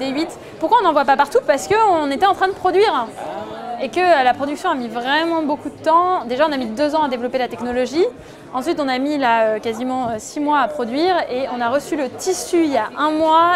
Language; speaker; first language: French; native; French